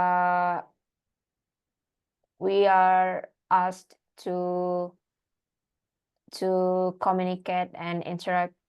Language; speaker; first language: English; non-native, learner; Indonesian